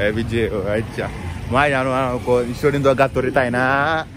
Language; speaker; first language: Japanese; non-native, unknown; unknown